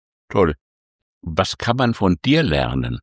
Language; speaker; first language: German; native; German